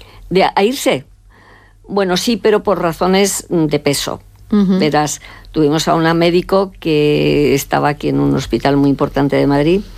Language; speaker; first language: Spanish; native; Spanish